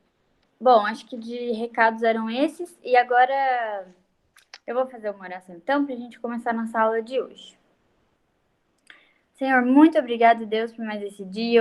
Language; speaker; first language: Portuguese; native; Portuguese